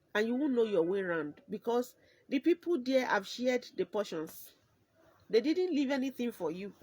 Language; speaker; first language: English; non-native, local second language; Yoruba